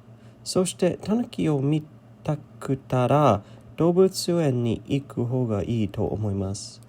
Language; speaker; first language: Japanese; non-native, learner; English